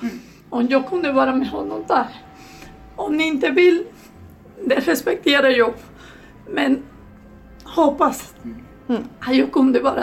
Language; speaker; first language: Swedish; non-native, fluent; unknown